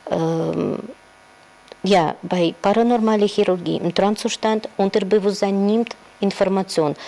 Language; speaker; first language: German; non-native, learner; Russian